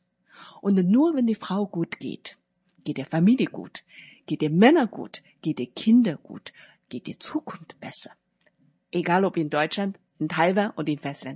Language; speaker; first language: German; non-native, learner; Chinese